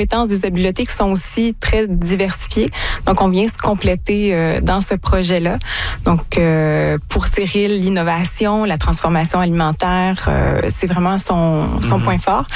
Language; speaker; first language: French; native; French